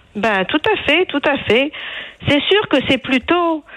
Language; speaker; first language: French; non-native, local second language; Arabic